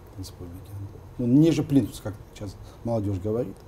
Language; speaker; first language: Russian; non-native, local second language; Uzbek